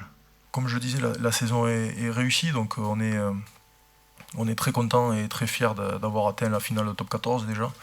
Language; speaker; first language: French; native; French